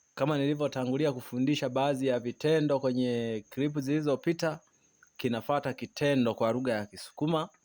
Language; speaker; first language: Swahili; non-native, local second language; Sukuma